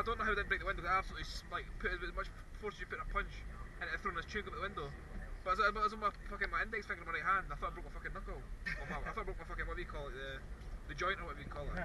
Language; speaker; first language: English; native; English